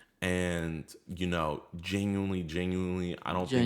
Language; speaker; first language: English; native; English